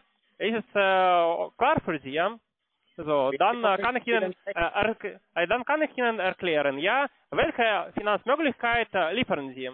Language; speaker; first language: German; non-native, learner; Russian